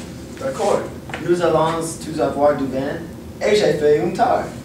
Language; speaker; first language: French; non-native, learner; English